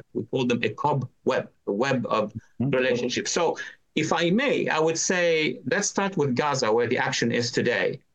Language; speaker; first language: English; non-native, fluent; Arabic